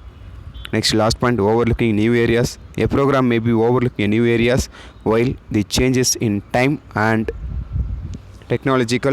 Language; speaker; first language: English; non-native, local second language; Tamil